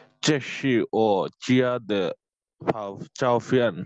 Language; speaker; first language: Chinese; non-native, learner; Bangla